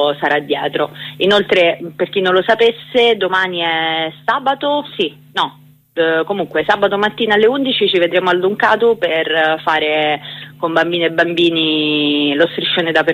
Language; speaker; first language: Italian; native; Italian